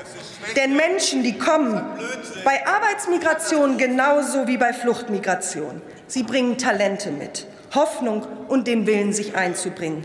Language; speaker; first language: German; early bilingual, other home language; Turkish